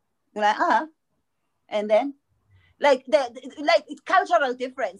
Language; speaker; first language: English; non-native, local second language; Zulu